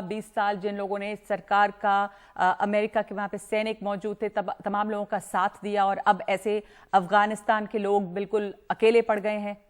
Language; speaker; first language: Hindi; native; Hindi